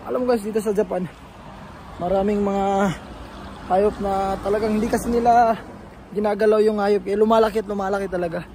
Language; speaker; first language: Filipino; native; Filipino